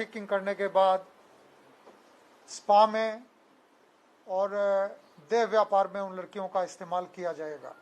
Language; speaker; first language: Hindi; non-native, local second language; Gujarati